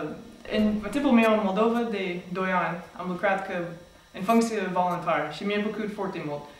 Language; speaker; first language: Romanian; non-native, fluent; English